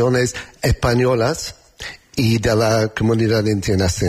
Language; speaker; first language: Spanish; non-native, learner; English